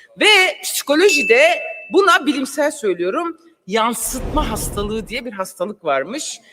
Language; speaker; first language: Turkish; non-native, local second language; Kurdish